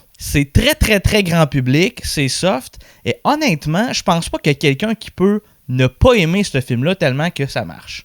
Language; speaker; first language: French; native; French